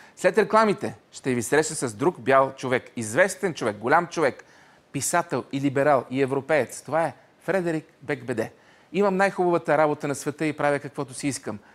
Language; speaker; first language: Bulgarian; native; Bulgarian